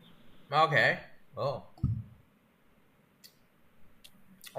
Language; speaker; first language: English; non-native, learner; Chinese